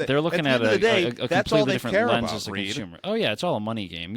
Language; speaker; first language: English; native; English